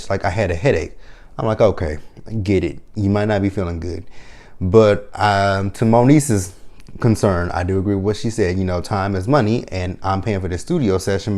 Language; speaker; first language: English; native; English